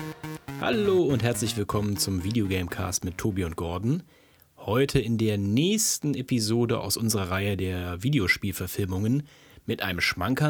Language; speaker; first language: German; native; German